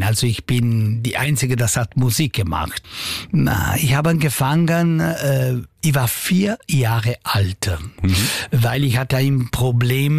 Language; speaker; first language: German; non-native, local second language; Italian